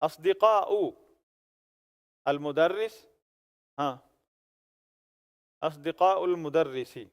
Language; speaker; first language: Arabic; non-native, fluent; Urdu